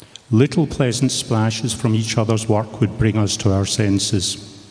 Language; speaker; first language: English; native; English